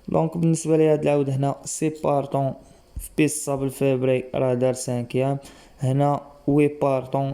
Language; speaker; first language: Arabic; native; Arabic